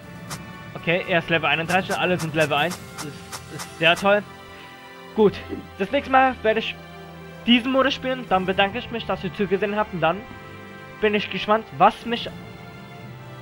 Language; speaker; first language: German; native; German